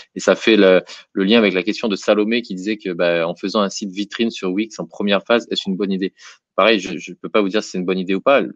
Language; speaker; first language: French; native; French